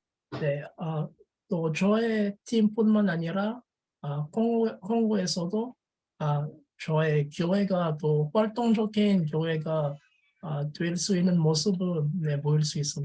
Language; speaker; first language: Korean; non-native, learner; French